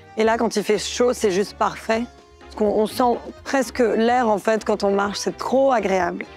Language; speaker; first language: French; native; French